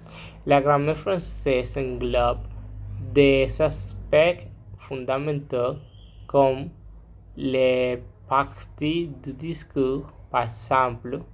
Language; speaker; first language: French; non-native, learner; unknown